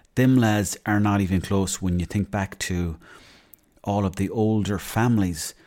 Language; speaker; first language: English; native; English